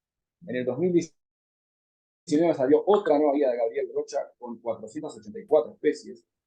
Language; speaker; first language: Spanish; native; Spanish